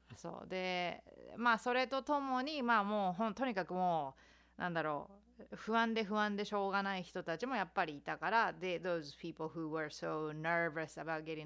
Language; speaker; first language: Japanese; native; Japanese